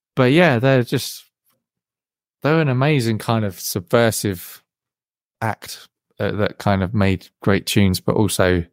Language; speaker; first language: English; native; English